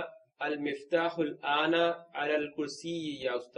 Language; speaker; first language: Arabic; non-native, learner; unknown